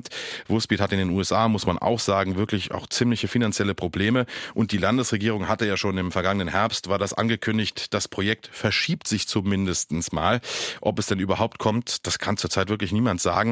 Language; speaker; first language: German; native; German